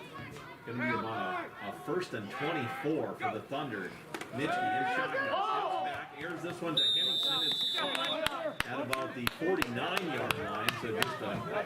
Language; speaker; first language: English; native; English